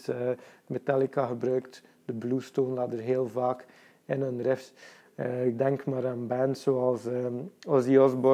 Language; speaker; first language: Dutch; native; Dutch